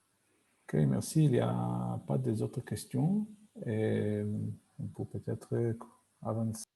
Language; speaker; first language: French; non-native, fluent; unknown